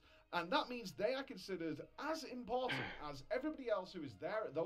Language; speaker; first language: English; native; English